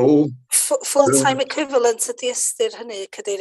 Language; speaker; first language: Welsh; native; Welsh